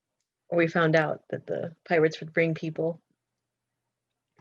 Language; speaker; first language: English; native; English